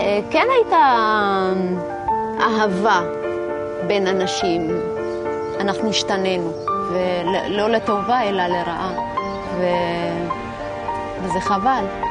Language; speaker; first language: Hebrew; non-native, fluent; Amharic